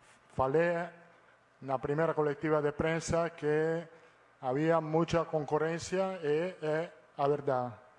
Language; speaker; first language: Portuguese; non-native, fluent; Italian